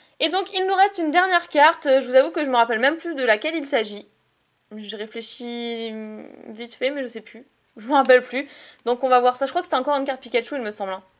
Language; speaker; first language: French; native; French